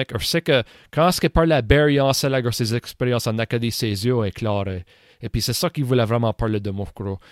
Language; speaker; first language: French; native; French